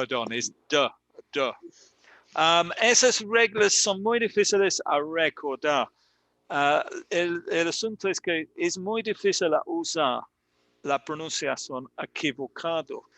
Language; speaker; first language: Spanish; non-native, fluent; English